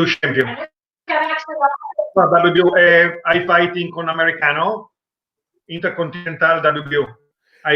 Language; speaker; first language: English; non-native, learner; Italian